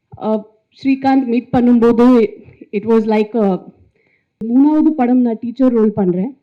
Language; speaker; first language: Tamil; non-native, fluent; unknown